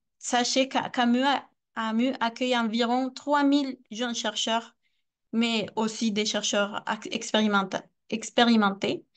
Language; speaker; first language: French; non-native, fluent; Spanish